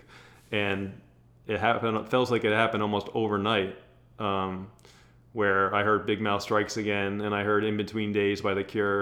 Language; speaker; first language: English; native; English